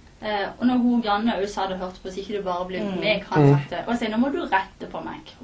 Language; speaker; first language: Norwegian; native; Norwegian